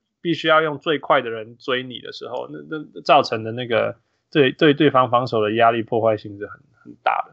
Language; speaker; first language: Chinese; early bilingual, heritage; Chinese